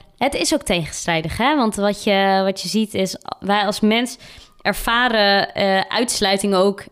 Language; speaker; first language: Dutch; early bilingual, other home language; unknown